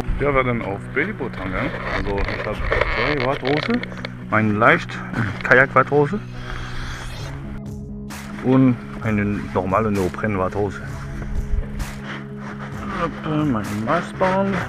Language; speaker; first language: German; non-native, learner; French